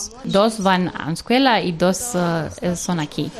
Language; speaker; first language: Spanish; non-native, learner; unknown